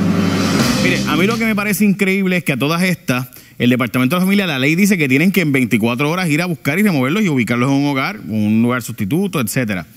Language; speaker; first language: Spanish; native; Spanish